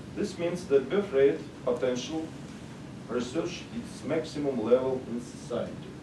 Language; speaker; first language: English; non-native, learner; Russian